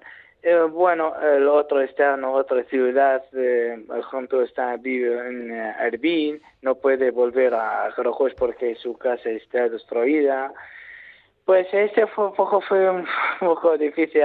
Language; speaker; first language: Spanish; non-native, learner; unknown